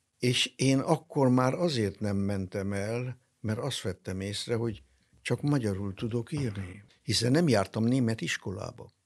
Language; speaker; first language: Hungarian; non-native, local second language; German